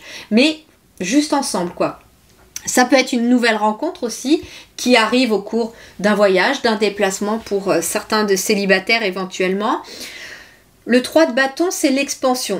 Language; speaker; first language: French; native; French